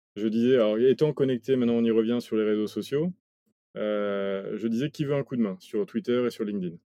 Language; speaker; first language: French; native; French